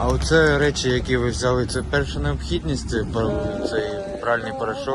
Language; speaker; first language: Ukrainian; native; Ukrainian